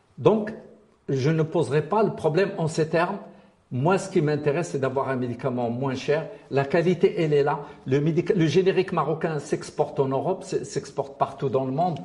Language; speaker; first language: French; non-native, local second language; Arabic